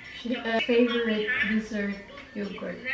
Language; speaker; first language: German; non-native, learner; Filipino